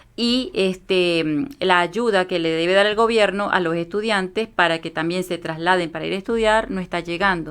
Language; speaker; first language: Spanish; native; Spanish